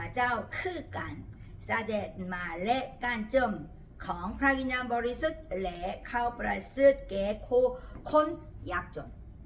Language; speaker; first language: Thai; non-native, fluent; Korean